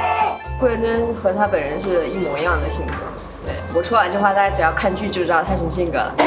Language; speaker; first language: Chinese; native; Chinese